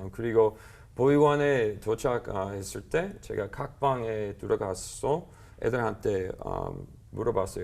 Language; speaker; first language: Korean; non-native, learner; English